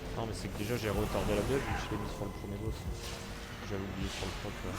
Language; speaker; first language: French; native; French